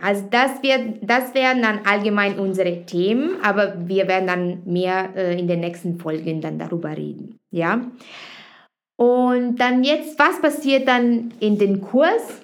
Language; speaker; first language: German; non-native, fluent; Italian